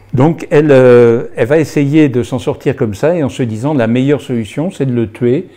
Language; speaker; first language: French; native; French